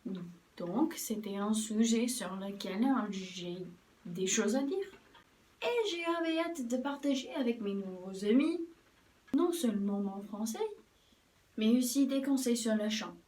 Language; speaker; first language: French; non-native, fluent; English